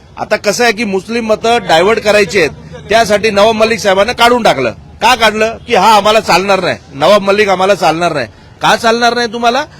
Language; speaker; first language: Marathi; non-native, local second language; Gujarati